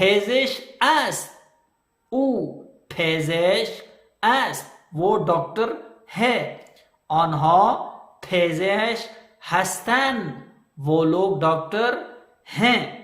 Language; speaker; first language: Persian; non-native, fluent; Urdu